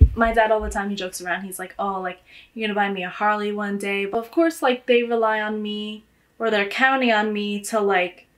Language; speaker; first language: English; native; English